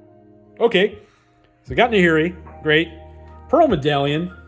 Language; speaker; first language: English; native; English